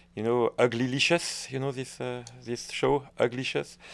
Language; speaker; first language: English; non-native, fluent; French